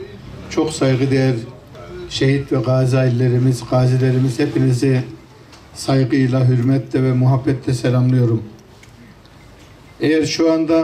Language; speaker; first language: Turkish; native; Turkish